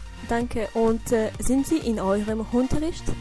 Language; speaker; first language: German; non-native, learner; French